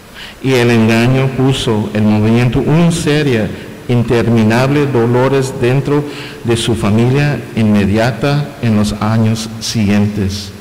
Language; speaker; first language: Spanish; non-native, fluent; English